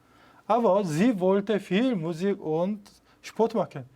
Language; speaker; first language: German; non-native, fluent; Korean